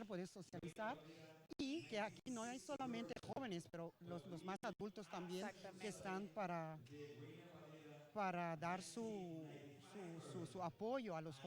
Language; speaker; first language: Spanish; non-native, fluent; Papiamento